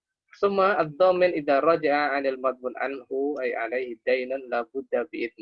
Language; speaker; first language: Arabic; non-native, fluent; Indonesian